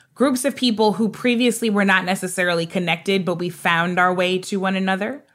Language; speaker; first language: English; native; English